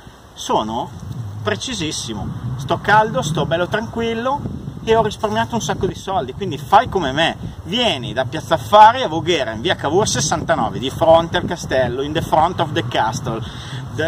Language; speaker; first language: Italian; native; Italian